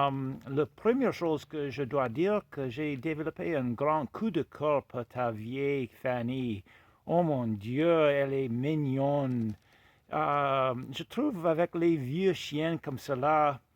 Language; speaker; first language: French; non-native, fluent; English